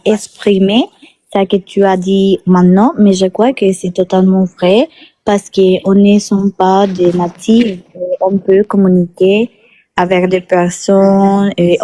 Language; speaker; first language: French; non-native, learner; Spanish